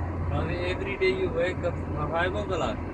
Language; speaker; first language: English; non-native, learner; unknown